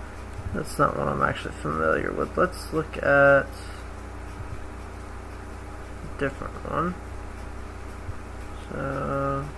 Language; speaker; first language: English; native; English